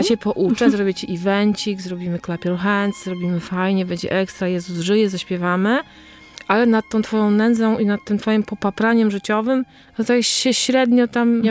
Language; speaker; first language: Polish; native; Polish